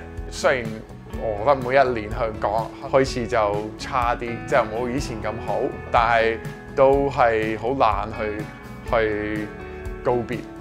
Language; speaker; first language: Chinese; non-native, fluent; English